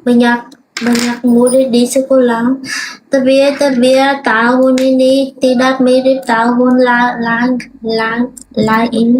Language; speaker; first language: Indonesian; non-native, learner; Vietnamese